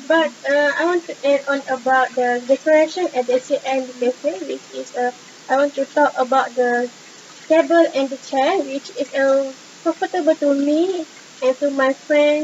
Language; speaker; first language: English; non-native, local second language; Malay